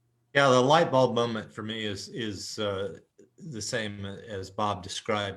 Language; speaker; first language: English; native; English